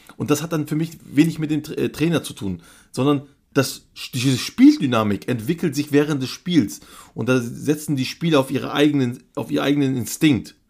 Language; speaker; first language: German; early bilingual, other home language; Turkish